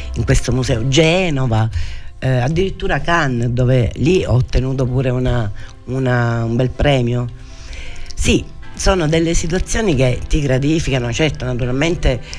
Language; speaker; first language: Italian; native; Italian